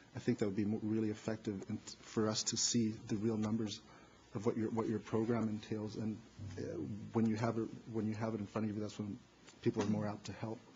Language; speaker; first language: English; native; English